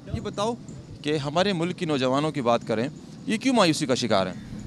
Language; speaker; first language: Urdu; native; Urdu